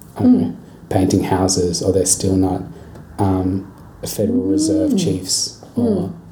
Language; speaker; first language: English; native; English